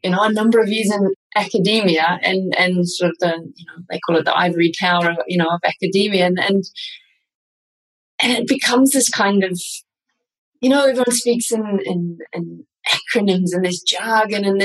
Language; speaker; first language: English; native; English